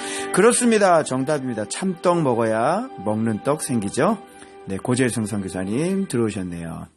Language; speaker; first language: Korean; native; Korean